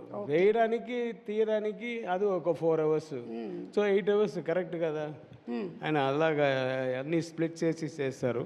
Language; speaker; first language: Telugu; non-native, learner; Tamil